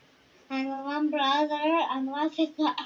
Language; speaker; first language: English; non-native, learner; Chinese